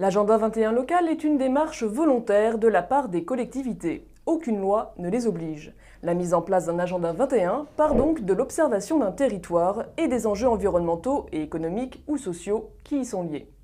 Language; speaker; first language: French; native; French